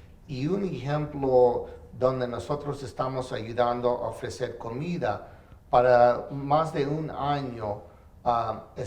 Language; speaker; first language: Spanish; early bilingual, heritage; English